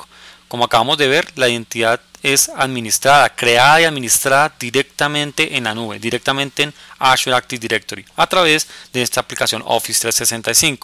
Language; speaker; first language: Spanish; native; Spanish